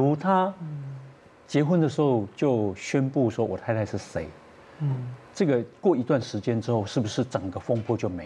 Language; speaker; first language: Chinese; native; Chinese